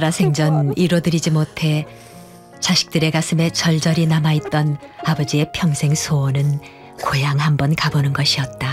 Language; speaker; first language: Korean; native; Korean